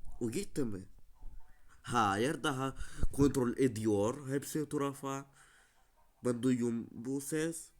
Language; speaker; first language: Turkish; non-native, learner; Russian